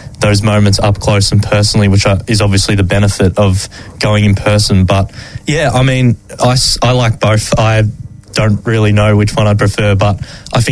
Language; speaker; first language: English; native; English